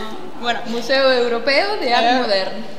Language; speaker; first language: Spanish; non-native, fluent; Italian